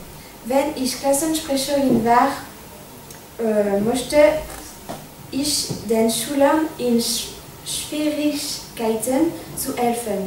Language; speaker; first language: German; non-native, learner; French